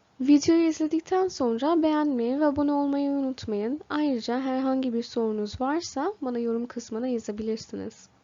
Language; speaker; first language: Turkish; non-native, fluent; Bangla